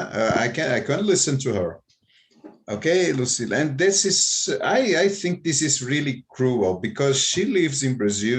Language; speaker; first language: English; non-native, fluent; Portuguese